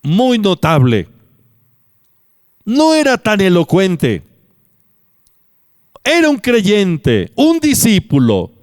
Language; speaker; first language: Spanish; native; Spanish